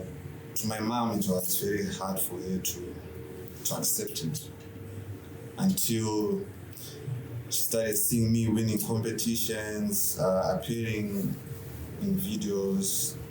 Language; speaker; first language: English; non-native, local second language; Shona